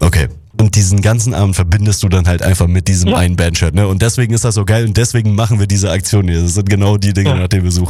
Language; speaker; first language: German; native; German